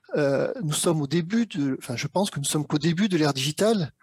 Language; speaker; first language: French; native; French